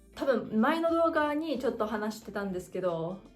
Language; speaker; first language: Japanese; non-native, fluent; English